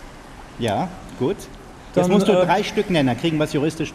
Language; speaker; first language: German; native; German